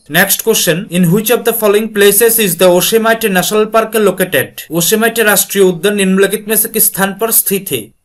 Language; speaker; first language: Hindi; non-native, local second language; Bangla